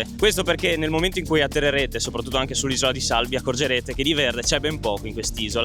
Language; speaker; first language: Italian; native; Italian